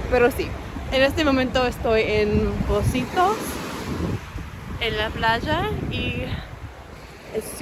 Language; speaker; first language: Spanish; non-native, learner; English